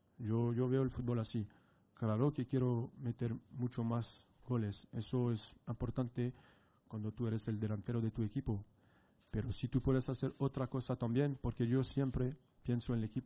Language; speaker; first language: Spanish; non-native, fluent; French